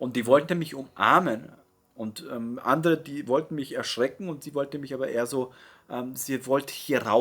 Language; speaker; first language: German; native; German